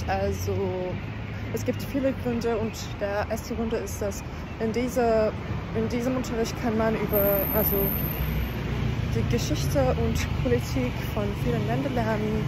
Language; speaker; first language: German; non-native, fluent; Turkish